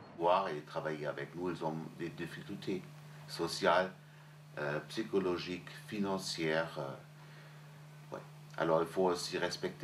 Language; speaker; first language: French; non-native, fluent; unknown